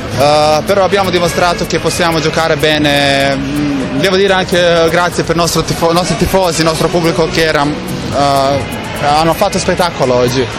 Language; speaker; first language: Italian; non-native, fluent; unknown